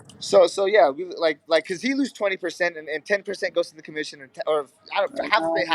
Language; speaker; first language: English; native; English